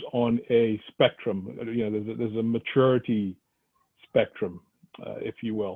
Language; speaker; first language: English; non-native, local second language; Yoruba